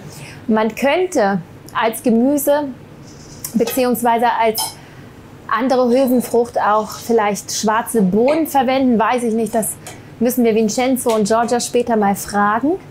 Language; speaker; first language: German; native; German